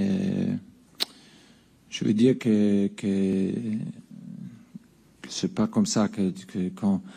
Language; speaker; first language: French; non-native, fluent; German